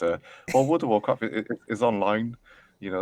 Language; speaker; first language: English; native; English